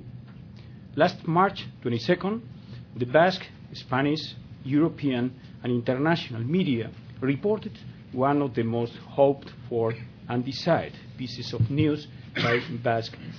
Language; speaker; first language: English; non-native, fluent; Spanish